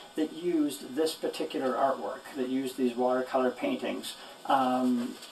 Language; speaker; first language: English; native; English